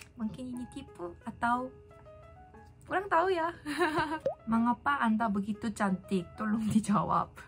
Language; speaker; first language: Indonesian; non-native, learner; Korean